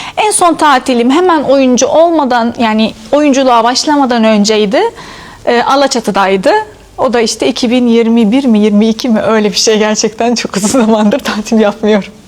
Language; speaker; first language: Turkish; non-native, fluent; Arabic